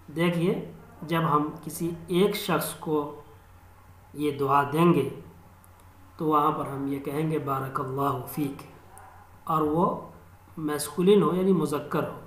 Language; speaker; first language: Urdu; native; Urdu